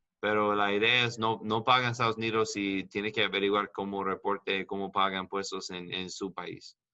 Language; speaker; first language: Spanish; non-native, learner; English